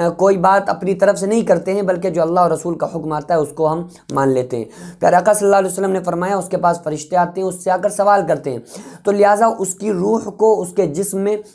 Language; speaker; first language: Urdu; native; Urdu